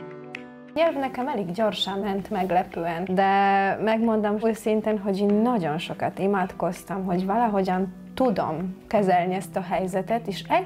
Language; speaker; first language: Hungarian; non-native, fluent; Polish